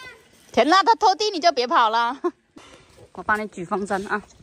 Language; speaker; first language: Chinese; native; Chinese